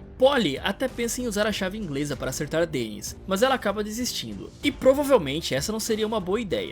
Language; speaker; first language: Portuguese; native; Portuguese